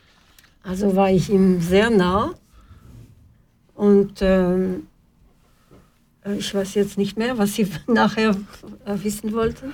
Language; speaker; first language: German; non-native, fluent; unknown